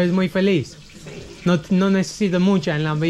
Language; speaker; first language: Spanish; non-native, learner; English